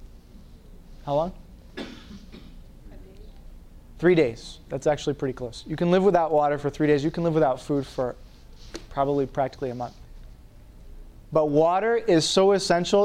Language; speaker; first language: English; native; English